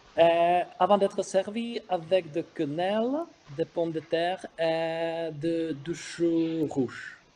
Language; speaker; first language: French; non-native, fluent; Czech